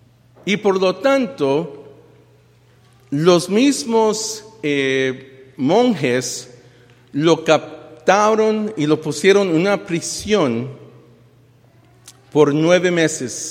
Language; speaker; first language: Spanish; early bilingual, heritage; Spanish